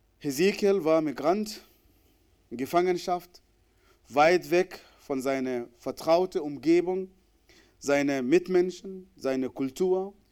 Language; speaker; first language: German; non-native, fluent; Arabic